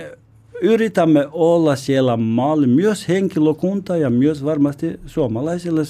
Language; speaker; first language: Finnish; non-native, learner; Albanian